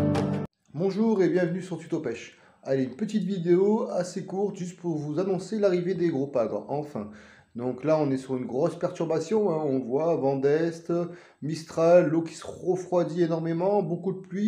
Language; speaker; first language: French; native; French